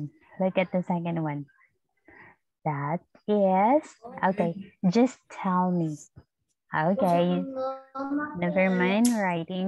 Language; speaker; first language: English; non-native, fluent; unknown